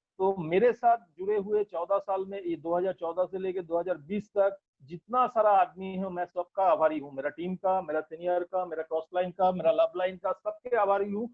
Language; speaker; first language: Hindi; non-native, local second language; Bangla